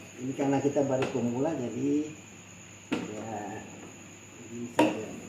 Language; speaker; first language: Indonesian; non-native, fluent; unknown